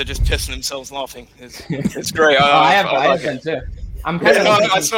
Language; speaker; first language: English; native; English